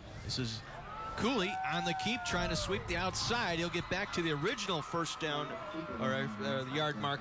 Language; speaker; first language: English; native; English